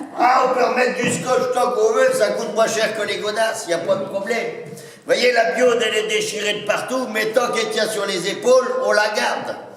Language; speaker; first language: French; native; French